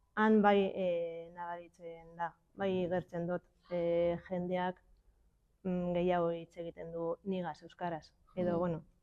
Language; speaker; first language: Basque; non-native, local second language; Spanish